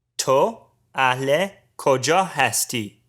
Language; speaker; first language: Persian; non-native, learner; English